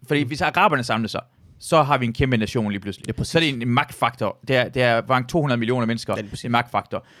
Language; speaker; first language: Danish; early bilingual, other home language; Persian